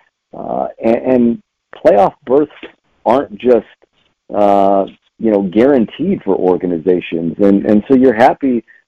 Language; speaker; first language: English; native; English